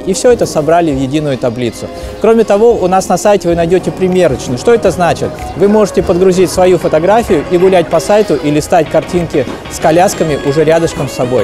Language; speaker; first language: Russian; native; Russian